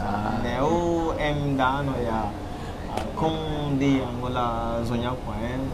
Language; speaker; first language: Vietnamese; non-native, learner; Portuguese